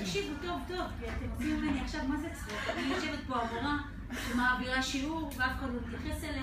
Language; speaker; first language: Hebrew; native; Hebrew